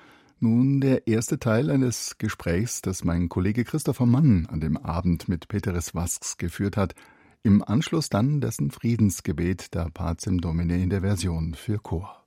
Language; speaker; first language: German; native; German